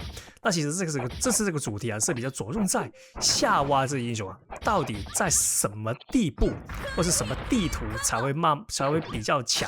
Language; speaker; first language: Chinese; non-native, local second language; Cantonese